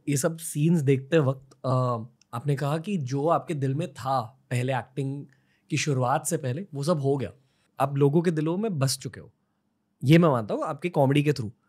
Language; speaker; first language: Hindi; native; Hindi